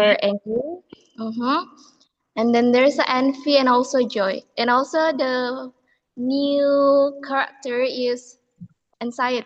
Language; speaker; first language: English; non-native, fluent; Indonesian